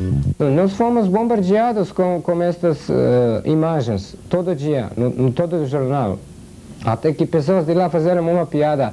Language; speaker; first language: Portuguese; non-native, fluent; Serbian